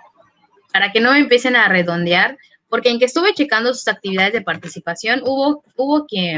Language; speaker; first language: Spanish; native; Spanish